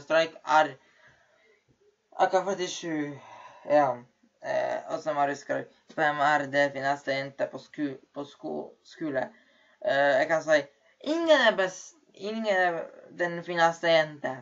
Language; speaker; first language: Norwegian; early bilingual, other home language; Polish